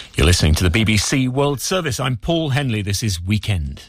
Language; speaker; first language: English; native; English